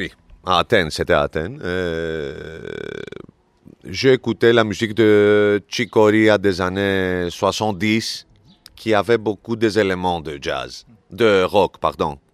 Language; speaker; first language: French; non-native, learner; Greek